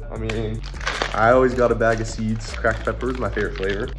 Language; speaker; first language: English; native; English